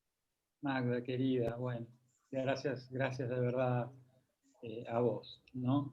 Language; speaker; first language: Spanish; native; Spanish